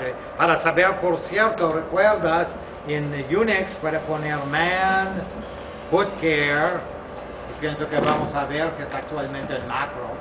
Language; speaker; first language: Spanish; non-native, fluent; English